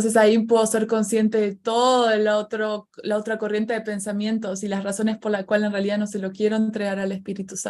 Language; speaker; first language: Spanish; native; Spanish